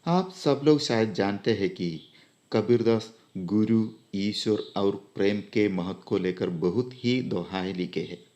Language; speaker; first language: Hindi; non-native, local second language; Malayalam